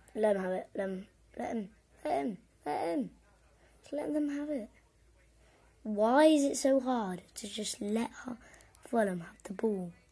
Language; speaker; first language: English; native; English